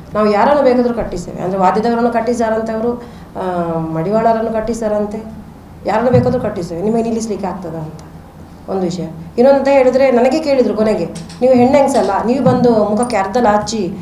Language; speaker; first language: Kannada; non-native, local second language; Tulu